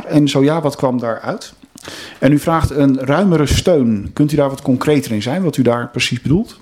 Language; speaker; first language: Dutch; native; Dutch